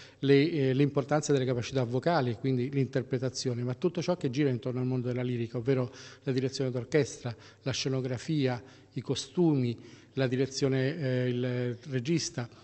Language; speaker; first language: Italian; native; Italian